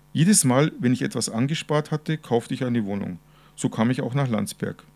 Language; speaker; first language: German; native; German